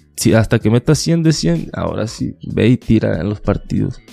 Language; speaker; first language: Spanish; native; Spanish